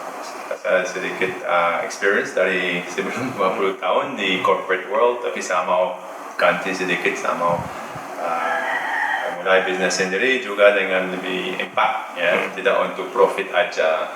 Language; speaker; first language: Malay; non-native, learner; Dutch